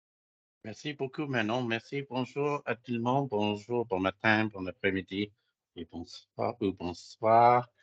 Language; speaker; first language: French; non-native, fluent; English